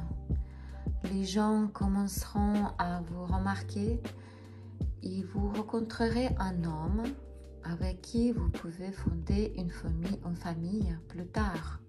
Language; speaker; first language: French; non-native, fluent; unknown